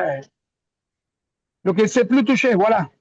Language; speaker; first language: French; non-native, learner; Spanish